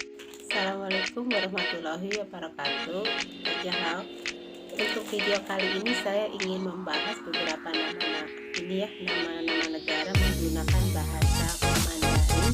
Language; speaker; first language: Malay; non-native, local second language; Javanese